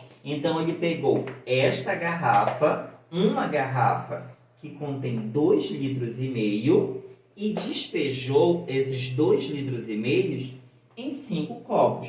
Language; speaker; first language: Portuguese; native; Portuguese